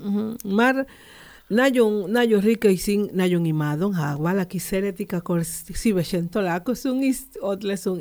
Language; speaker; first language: Hungarian; non-native, fluent; Spanish